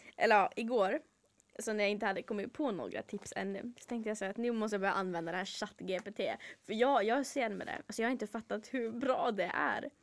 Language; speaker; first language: Swedish; native; Swedish